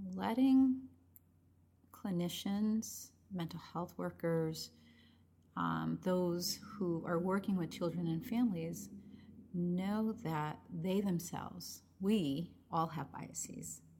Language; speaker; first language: English; early bilingual, other home language; Spanish